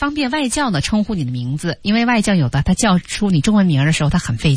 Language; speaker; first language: Chinese; native; Chinese